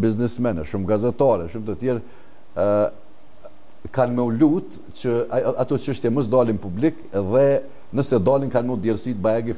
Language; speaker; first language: Albanian; native; Albanian